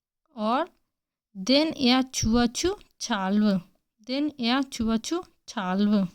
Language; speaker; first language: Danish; non-native, fluent; Hindi